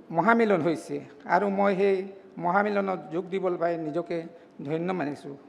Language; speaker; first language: Assamese; non-native, local second language; Mising